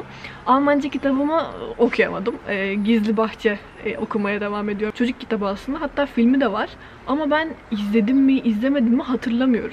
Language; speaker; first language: Turkish; native; Turkish